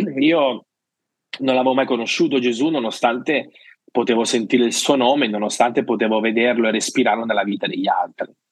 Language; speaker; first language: Italian; native; Italian